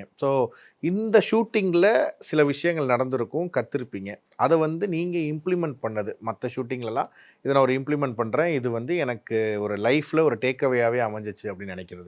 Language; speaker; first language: Tamil; native; Tamil